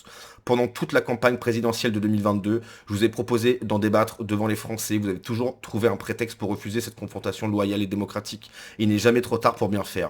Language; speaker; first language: French; native; French